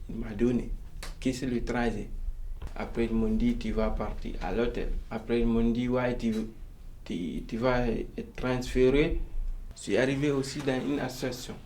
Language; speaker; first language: French; non-native, local second language; Fula